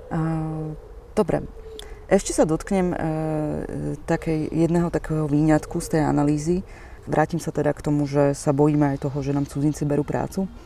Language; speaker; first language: Slovak; native; Slovak